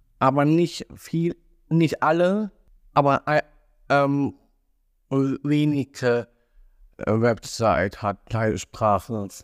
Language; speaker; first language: German; non-native, learner; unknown